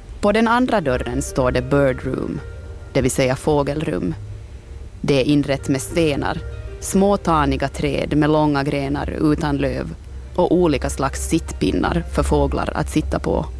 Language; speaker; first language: Swedish; native; Swedish